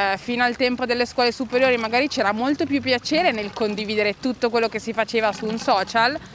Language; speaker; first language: Italian; native; Italian